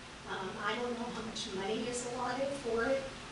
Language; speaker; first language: English; native; English